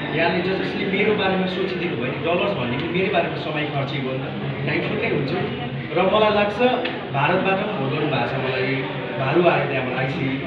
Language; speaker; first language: Nepali; native; Nepali